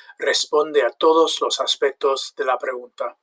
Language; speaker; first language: Spanish; non-native, fluent; English